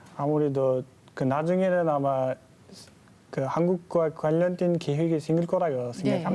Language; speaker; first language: Korean; non-native, fluent; Uzbek